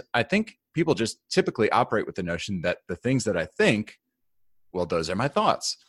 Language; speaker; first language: English; native; English